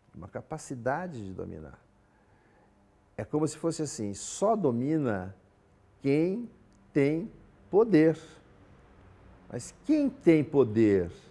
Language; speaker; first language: Portuguese; native; Portuguese